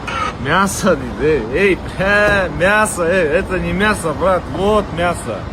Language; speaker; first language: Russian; non-native, local second language; Kazakh